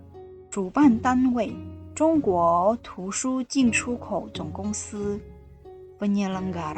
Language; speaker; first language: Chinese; non-native, fluent; Indonesian